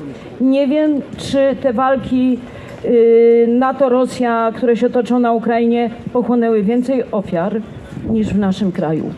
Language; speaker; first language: Polish; native; Polish